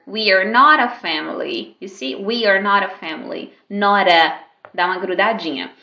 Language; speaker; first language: English; non-native, fluent; Portuguese